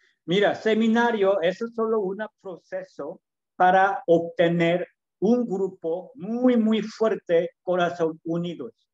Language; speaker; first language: Spanish; non-native, learner; Korean